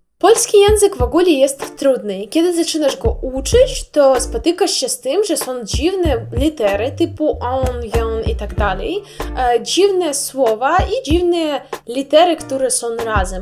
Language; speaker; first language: Polish; non-native, learner; Russian